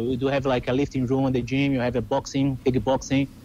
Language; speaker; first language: English; non-native, learner; Portuguese